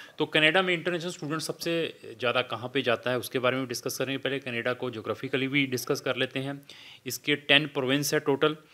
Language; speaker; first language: Hindi; non-native, local second language; Punjabi